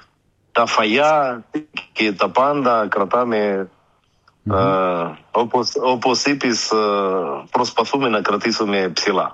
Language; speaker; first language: Greek; early bilingual, heritage; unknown